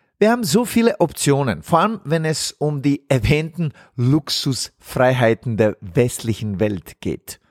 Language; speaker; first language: German; non-native, fluent; Bosnian